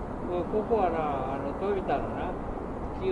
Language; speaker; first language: Japanese; native; Japanese